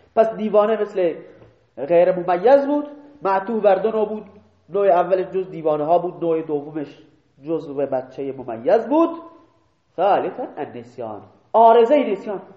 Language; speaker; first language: Persian; non-native, local second language; Baluchi